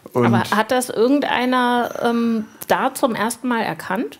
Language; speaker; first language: German; native; German